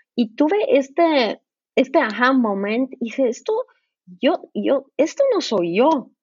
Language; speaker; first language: Spanish; non-native, fluent; Polish